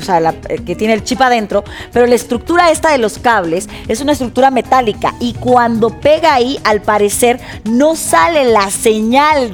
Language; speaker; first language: Spanish; native; Spanish